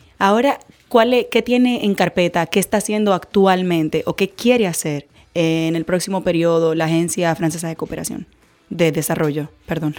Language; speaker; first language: Spanish; native; Spanish